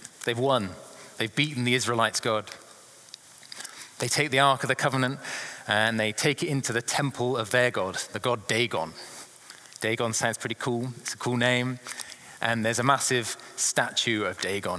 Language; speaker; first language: English; native; English